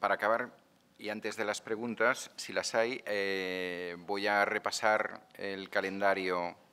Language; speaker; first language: Spanish; non-native, local second language; Catalan